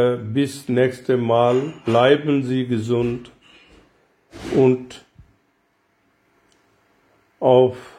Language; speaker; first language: German; non-native, learner; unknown